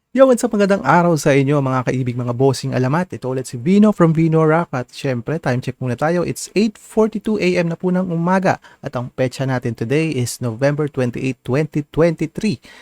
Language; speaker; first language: Filipino; native; Filipino